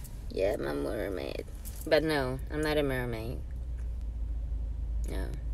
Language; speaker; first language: English; non-native, learner; Thai